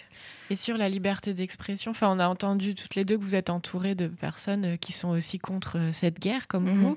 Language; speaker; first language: French; native; French